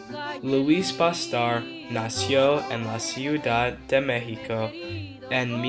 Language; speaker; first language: Spanish; non-native, learner; English